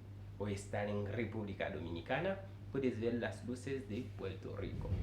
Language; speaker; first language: Spanish; non-native, fluent; Haitian Creole